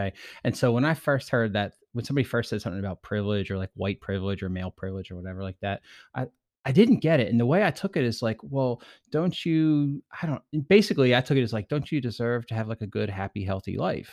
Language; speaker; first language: English; native; English